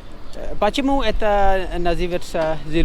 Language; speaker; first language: Russian; non-native, learner; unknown